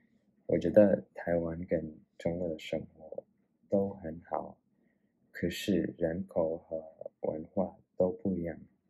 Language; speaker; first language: Chinese; non-native, learner; Spanish